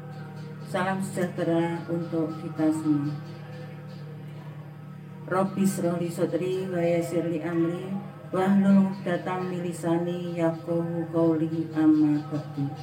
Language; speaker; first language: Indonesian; native; Indonesian